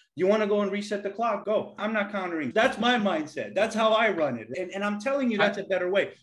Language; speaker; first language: English; native; English